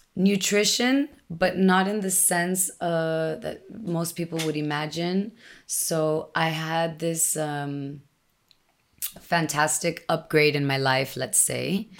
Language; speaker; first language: English; early bilingual, other home language; Spanish